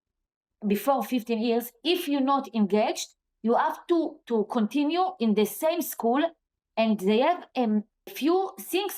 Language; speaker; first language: English; non-native, learner; Hebrew